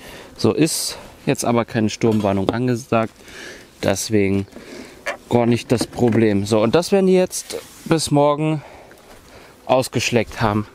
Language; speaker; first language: German; native; German